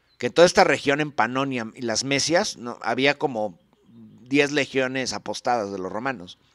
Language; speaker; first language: Spanish; native; Spanish